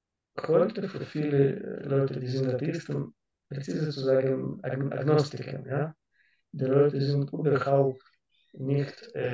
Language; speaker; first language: German; non-native, learner; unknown